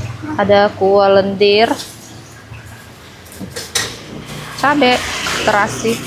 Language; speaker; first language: Indonesian; native; Indonesian